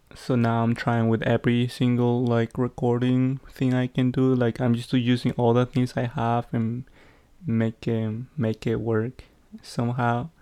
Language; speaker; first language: English; non-native, fluent; Spanish